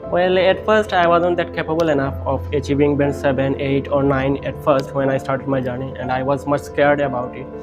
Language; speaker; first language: English; non-native, local second language; Bangla